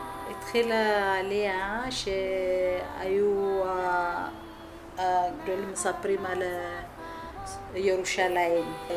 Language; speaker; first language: Hebrew; non-native, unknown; Amharic